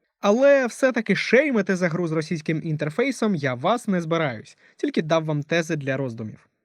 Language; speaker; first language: Ukrainian; non-native, local second language; Russian